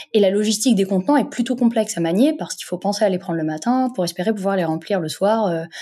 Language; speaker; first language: French; non-native, local second language; Arabic